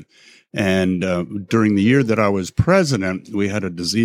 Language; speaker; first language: English; native; English